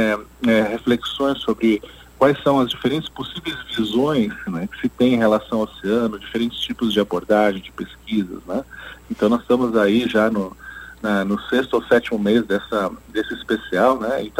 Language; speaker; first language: Portuguese; native; Portuguese